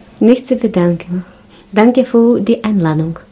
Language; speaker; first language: German; non-native, learner; Russian